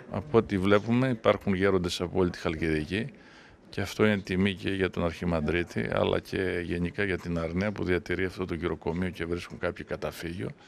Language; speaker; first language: Greek; native; Greek